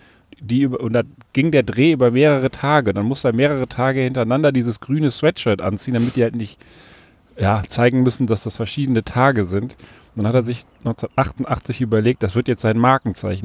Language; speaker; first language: German; native; German